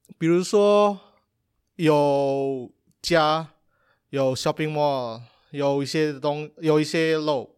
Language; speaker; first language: Chinese; non-native, fluent; Indonesian